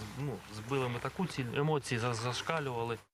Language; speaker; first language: Ukrainian; native; Ukrainian